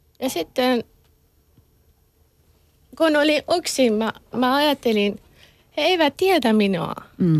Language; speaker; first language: Finnish; non-native, learner; Persian